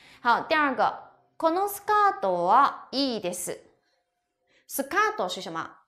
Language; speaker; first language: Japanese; non-native, fluent; Chinese